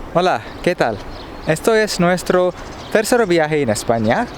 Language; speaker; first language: Spanish; non-native, learner; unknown